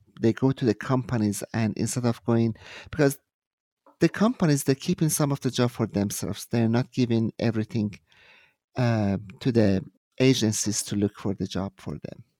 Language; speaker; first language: English; non-native, fluent; Persian